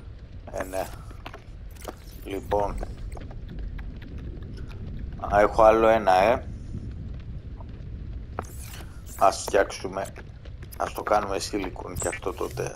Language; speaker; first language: Greek; native; Greek